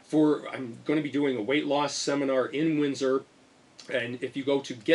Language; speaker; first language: English; native; English